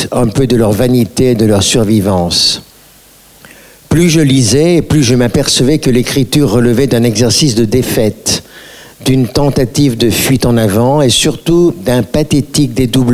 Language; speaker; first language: French; native; French